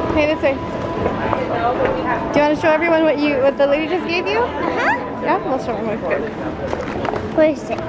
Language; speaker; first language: English; native; English